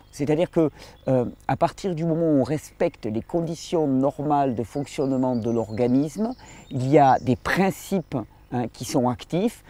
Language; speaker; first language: French; native; French